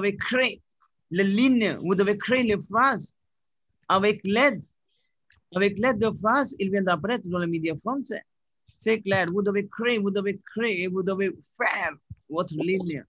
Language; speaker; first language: French; non-native, fluent; Hindi